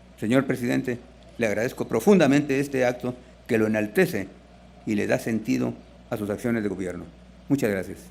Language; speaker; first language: Spanish; native; Spanish